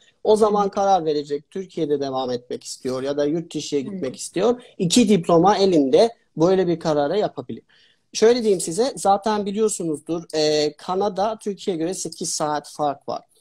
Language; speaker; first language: Turkish; non-native, fluent; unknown